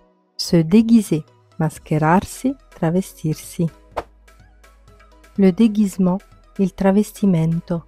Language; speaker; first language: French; non-native, fluent; Italian